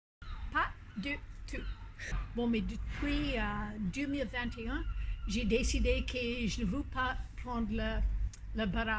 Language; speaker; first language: French; non-native, fluent; English